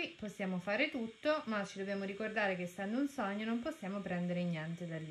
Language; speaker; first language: Italian; native; Italian